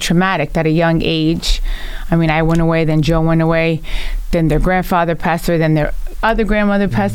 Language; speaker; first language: English; early bilingual, other home language; Italian